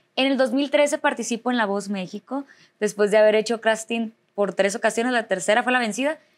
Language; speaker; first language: Spanish; native; Spanish